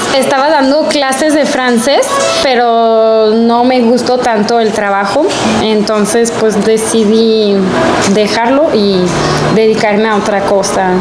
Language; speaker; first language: Spanish; non-native, fluent; French